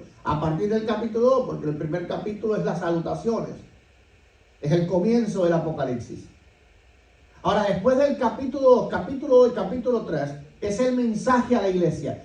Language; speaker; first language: Spanish; native; Spanish